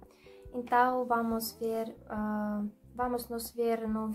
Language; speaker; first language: Portuguese; non-native, fluent; Russian